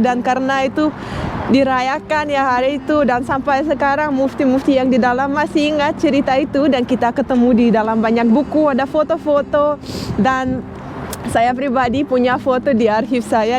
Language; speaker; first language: Indonesian; non-native, fluent; Russian